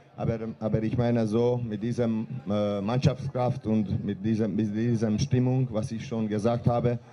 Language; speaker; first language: German; non-native, learner; Hungarian